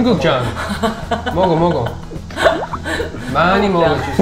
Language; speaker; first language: Korean; non-native, learner; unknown